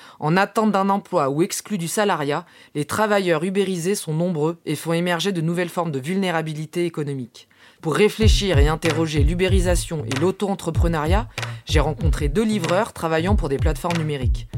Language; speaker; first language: French; native; French